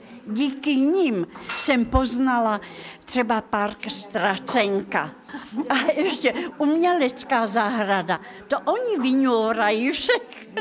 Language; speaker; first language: Czech; non-native, fluent; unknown